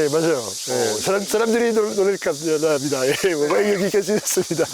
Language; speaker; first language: Korean; non-native, learner; French